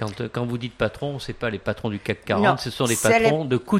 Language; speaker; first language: French; native; French